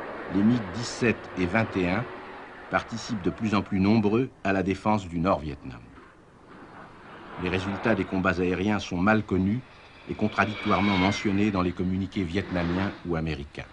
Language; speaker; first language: French; native; French